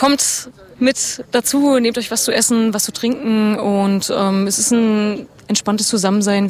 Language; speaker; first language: German; native; German